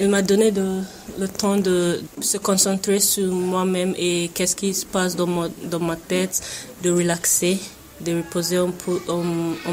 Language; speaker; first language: French; non-native, fluent; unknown